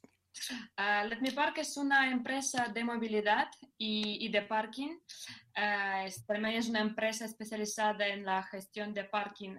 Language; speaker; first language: Spanish; non-native, fluent; Russian